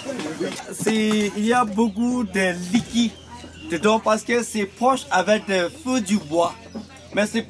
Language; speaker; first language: French; non-native, learner; Burmese